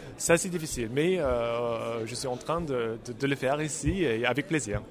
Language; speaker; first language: French; non-native, fluent; English